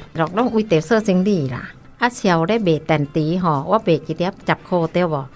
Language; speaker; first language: Min Nan Chinese; non-native, learner; Northeastern Thai